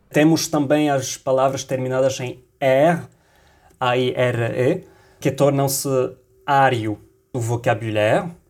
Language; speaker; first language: Portuguese; non-native, fluent; Arabic